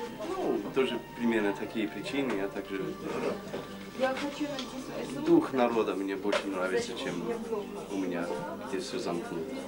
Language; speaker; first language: Russian; non-native, fluent; English